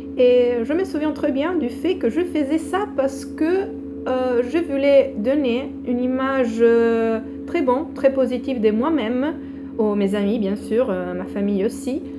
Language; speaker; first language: French; non-native, fluent; Italian